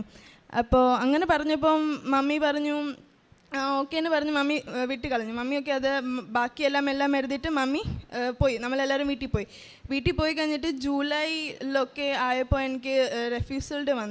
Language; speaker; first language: Malayalam; early bilingual, heritage; Malayalam